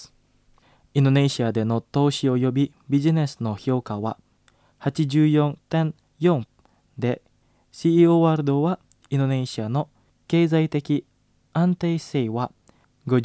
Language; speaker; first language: Japanese; non-native, fluent; Indonesian